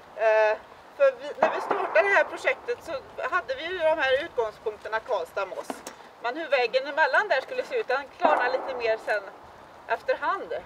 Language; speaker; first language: Swedish; native; Swedish